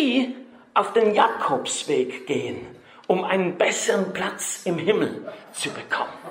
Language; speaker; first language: German; native; German